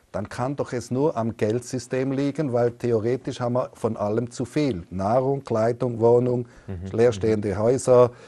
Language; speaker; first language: German; native; German